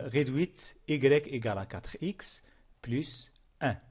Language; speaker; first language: French; non-native, local second language; Arabic